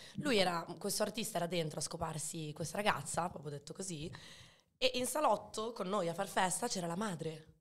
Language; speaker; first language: Italian; early bilingual, other home language; Arabic